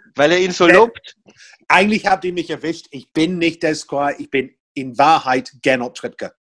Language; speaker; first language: German; non-native, fluent; English